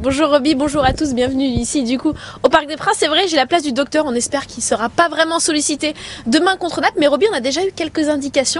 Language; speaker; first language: French; native; French